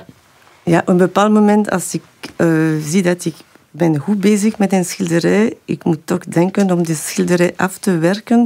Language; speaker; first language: Dutch; non-native, fluent; French